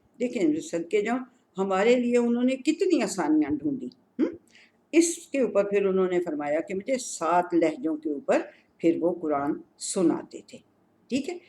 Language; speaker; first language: Urdu; native; Urdu